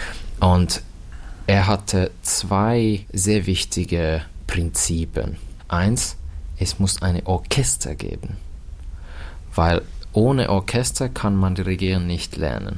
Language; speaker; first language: German; non-native, learner; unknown